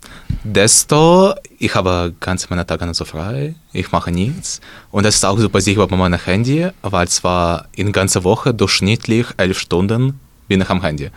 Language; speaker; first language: German; non-native, learner; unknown